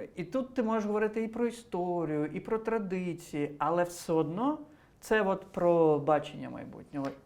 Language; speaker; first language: Ukrainian; non-native, local second language; Crimean Tatar